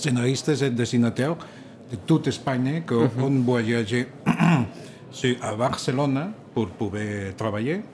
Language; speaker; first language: French; non-native, learner; Catalan